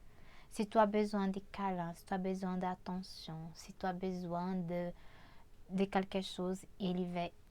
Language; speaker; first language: French; non-native, fluent; Portuguese